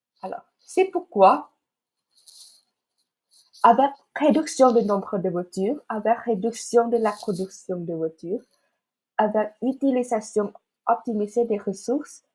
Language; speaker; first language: French; non-native, fluent; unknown